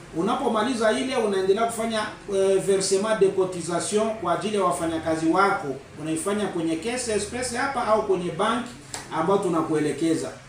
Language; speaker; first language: Swahili; native; Swahili